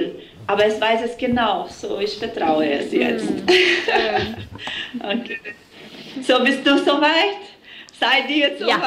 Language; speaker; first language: German; non-native, fluent; Portuguese